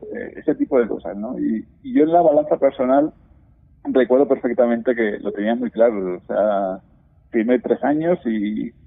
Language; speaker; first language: Spanish; native; Spanish